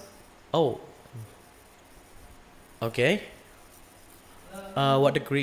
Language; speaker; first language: English; non-native, learner; Indonesian